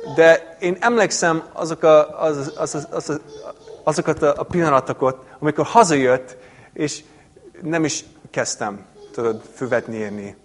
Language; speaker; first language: Hungarian; non-native, fluent; English